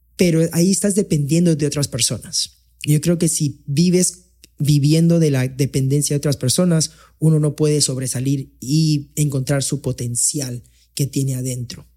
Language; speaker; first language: Spanish; early bilingual, heritage; Spanish